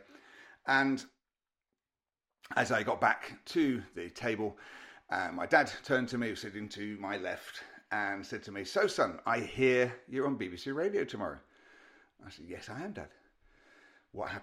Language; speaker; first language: English; native; English